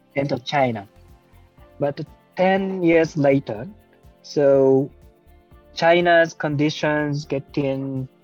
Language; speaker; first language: English; non-native, fluent; Japanese